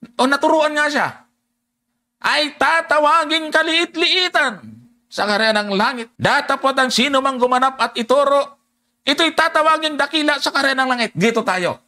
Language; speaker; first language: Filipino; non-native, local second language; Cebuano